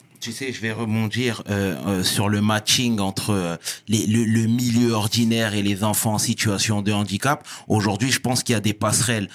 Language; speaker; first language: French; native; French